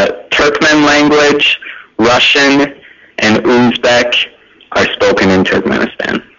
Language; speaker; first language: English; native; English